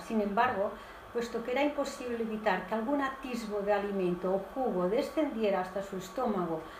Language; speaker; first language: Spanish; non-native, local second language; Catalan